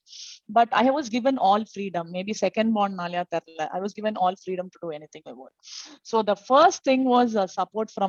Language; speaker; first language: English; non-native, local second language; Tamil